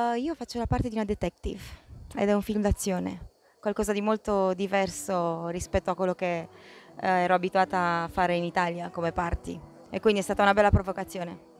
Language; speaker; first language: Italian; non-native, fluent; Romanian